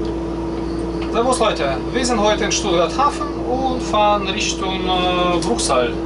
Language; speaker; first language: German; non-native, fluent; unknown